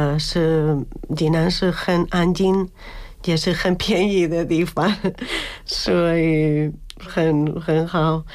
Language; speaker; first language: Chinese; non-native, learner; Spanish